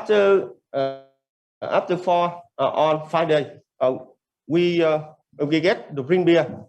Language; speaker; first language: English; non-native, learner; Vietnamese